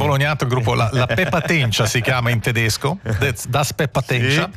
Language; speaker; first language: Italian; native; Italian